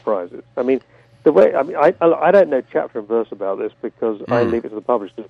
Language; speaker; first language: English; native; English